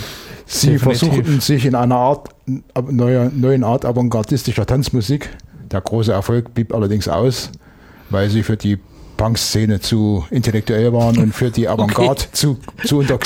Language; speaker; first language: German; native; German